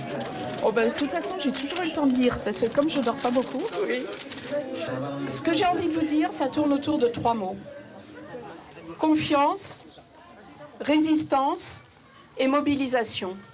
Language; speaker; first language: French; native; French